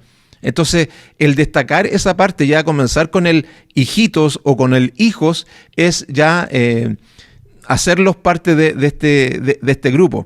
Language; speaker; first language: Spanish; native; Spanish